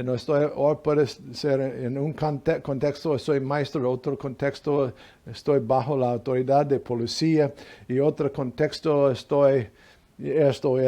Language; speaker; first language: Spanish; non-native, fluent; English